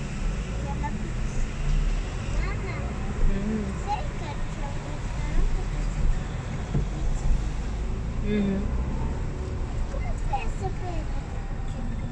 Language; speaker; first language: Italian; early bilingual, other home language; Filipino